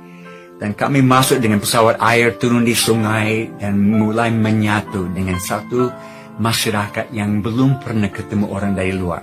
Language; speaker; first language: Indonesian; non-native, fluent; English